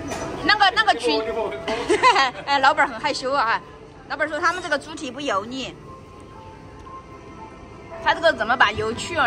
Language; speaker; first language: Chinese; native; Chinese